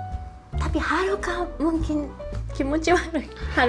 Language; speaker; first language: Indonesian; non-native, learner; Japanese